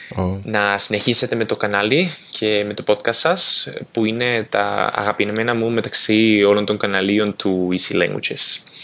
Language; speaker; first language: Greek; non-native, fluent; Spanish